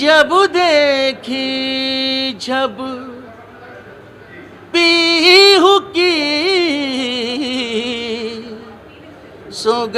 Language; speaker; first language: Hindi; native; Hindi